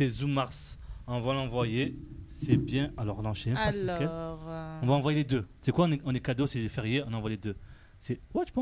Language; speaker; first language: French; native; French